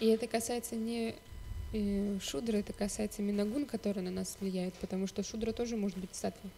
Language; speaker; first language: French; non-native, learner; Russian